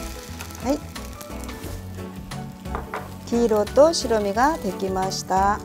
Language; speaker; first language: Japanese; non-native, fluent; Korean